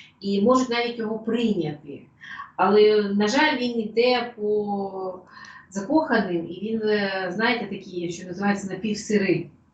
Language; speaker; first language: Ukrainian; non-native, local second language; Russian